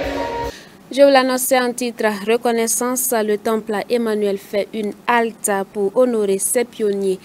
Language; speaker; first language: French; non-native, local second language; Mossi